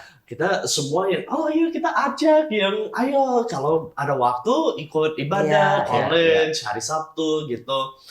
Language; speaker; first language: Indonesian; non-native, fluent; English